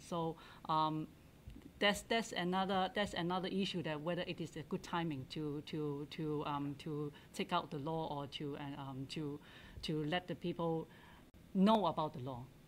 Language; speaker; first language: English; non-native, local second language; Cantonese